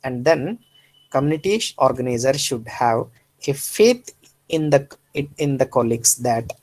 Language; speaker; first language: English; non-native, local second language; Kannada